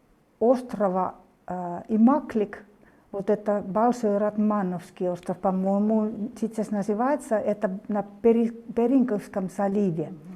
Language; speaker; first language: Russian; non-native, fluent; Finnish